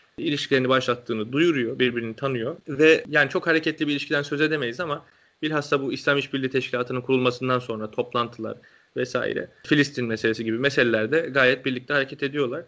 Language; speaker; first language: Turkish; native; Turkish